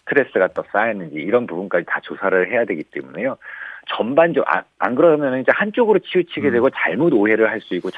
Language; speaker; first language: Korean; native; Korean